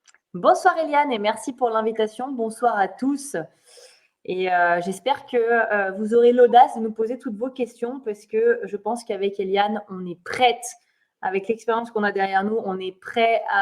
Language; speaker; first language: French; native; French